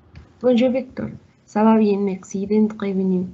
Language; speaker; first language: French; non-native, learner; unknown